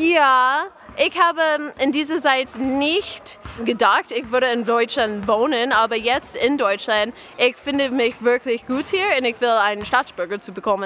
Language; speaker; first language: German; non-native, learner; English